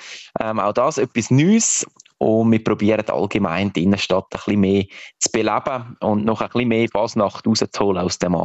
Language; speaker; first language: German; native; German